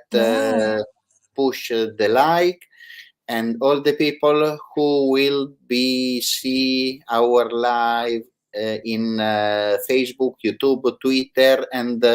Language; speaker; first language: English; non-native, learner; Italian